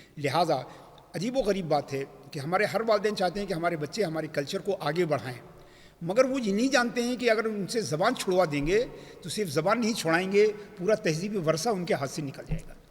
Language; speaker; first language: Urdu; native; Urdu